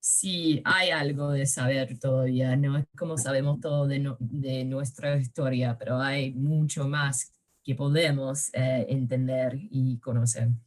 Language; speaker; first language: Spanish; early bilingual, heritage; Spanish